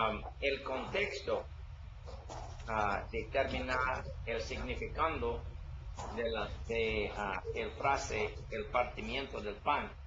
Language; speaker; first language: Spanish; non-native, learner; English